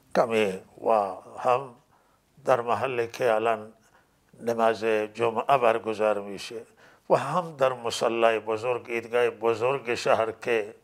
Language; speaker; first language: Persian; non-native, local second language; Baluchi